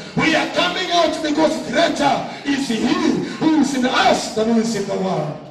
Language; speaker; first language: English; non-native, local second language; Swahili